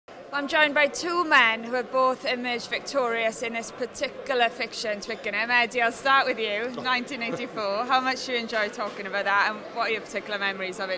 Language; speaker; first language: English; native; English